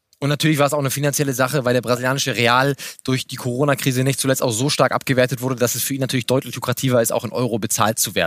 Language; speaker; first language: German; native; German